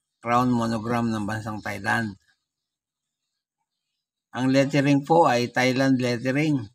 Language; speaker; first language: Filipino; native; Filipino